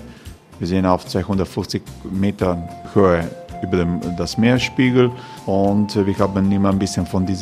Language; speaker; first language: German; non-native, fluent; Croatian